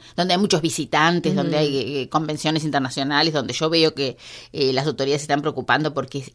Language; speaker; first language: Spanish; native; Spanish